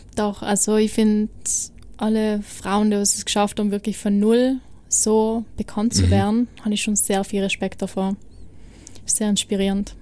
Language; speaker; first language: German; native; German